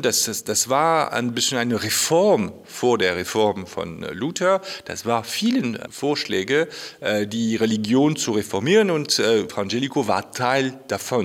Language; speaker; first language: German; non-native, fluent; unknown